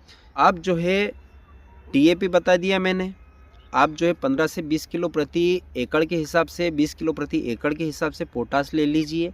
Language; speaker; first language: Hindi; native; Hindi